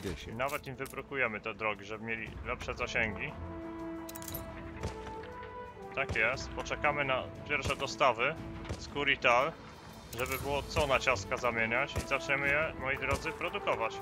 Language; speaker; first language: Polish; native; Polish